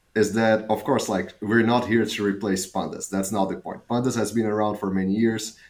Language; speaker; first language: English; non-native, fluent; Portuguese